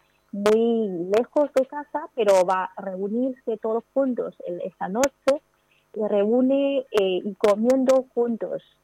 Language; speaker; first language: Spanish; non-native, learner; Chinese